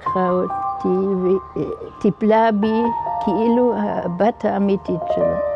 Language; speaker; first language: Hebrew; non-native, fluent; German